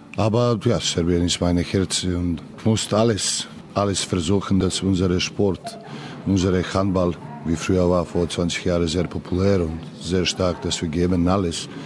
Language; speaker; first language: German; non-native, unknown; Serbian